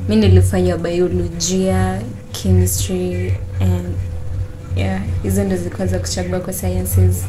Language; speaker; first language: Swahili; non-native, local second language; Gusii